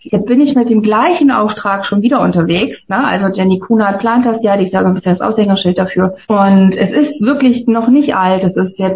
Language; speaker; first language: German; native; German